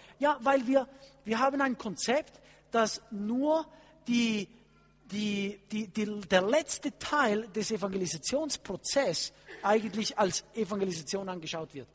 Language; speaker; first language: German; non-native, fluent; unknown